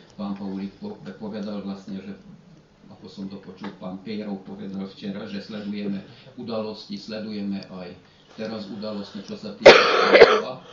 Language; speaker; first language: Slovak; early bilingual, heritage; Slovak